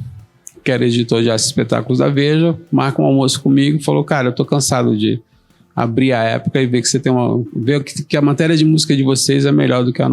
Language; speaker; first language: Portuguese; native; Portuguese